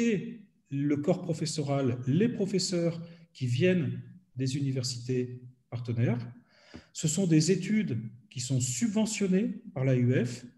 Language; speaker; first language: French; native; French